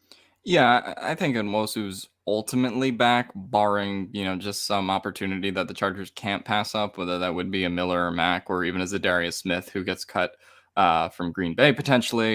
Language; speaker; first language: English; native; English